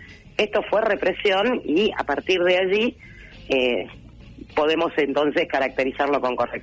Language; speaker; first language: Spanish; native; Spanish